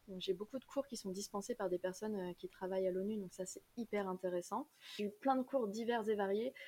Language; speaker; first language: French; native; French